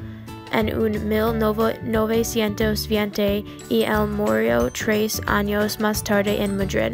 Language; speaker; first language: Spanish; non-native, learner; English